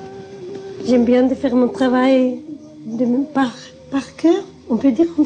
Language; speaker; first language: French; non-native, learner; Spanish